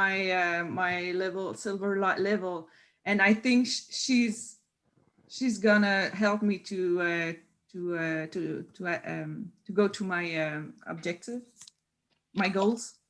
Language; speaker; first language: English; non-native, learner; French